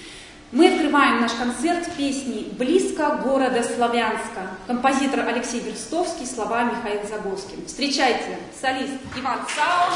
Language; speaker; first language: Russian; native; Russian